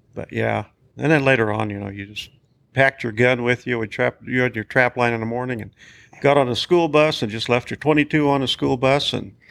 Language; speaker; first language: English; native; English